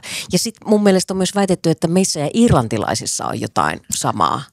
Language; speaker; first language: Finnish; native; Finnish